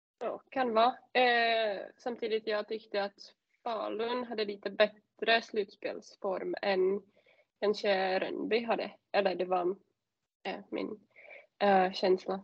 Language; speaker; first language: Swedish; non-native, fluent; Czech